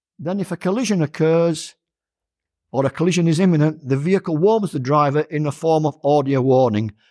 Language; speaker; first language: English; native; English